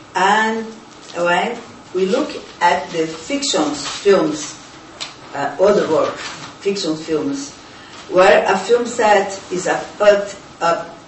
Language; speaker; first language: English; non-native, learner; Portuguese